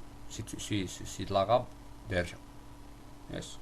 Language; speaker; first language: French; non-native, local second language; Arabic